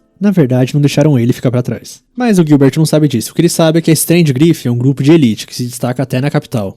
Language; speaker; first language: Portuguese; native; Portuguese